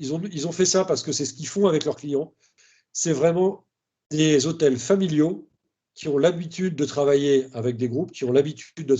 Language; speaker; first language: French; native; French